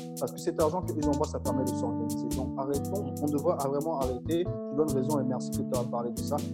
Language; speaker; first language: French; non-native, fluent; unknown